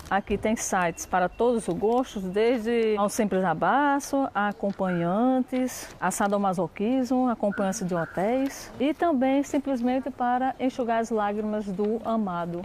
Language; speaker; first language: Portuguese; native; Portuguese